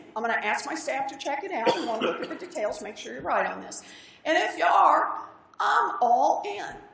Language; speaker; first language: English; native; English